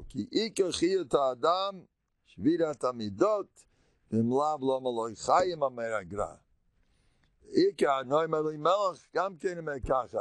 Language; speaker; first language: Hebrew; non-native, fluent; English